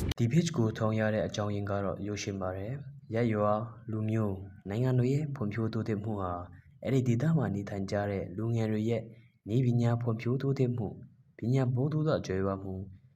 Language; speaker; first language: Burmese; non-native, local second language; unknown